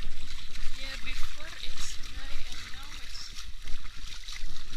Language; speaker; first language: English; non-native, learner; Indonesian